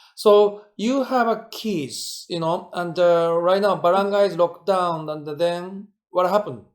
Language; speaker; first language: English; non-native, fluent; Japanese